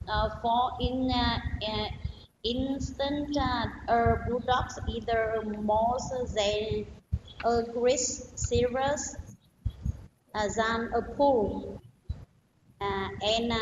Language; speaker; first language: English; non-native, learner; Vietnamese